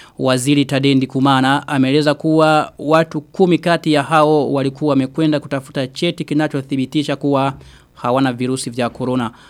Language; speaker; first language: Swahili; non-native, local second language; Rundi